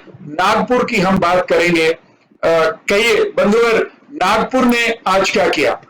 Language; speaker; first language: Hindi; native; Hindi